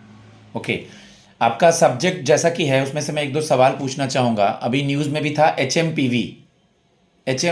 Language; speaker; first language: Hindi; native; Hindi